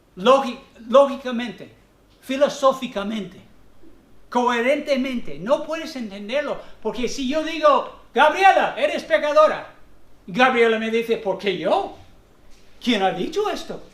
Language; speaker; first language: Spanish; non-native, fluent; English